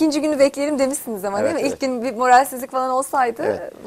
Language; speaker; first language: Turkish; native; Turkish